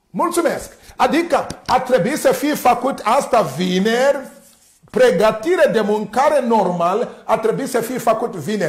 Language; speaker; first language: Romanian; non-native, learner; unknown